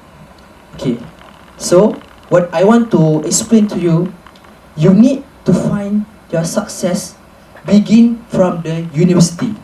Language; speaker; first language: English; non-native, local second language; Malay